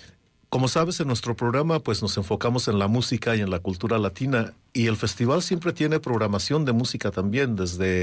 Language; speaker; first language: Spanish; native; Spanish